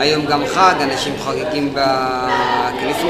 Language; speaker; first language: Hebrew; non-native, fluent; Tigrinya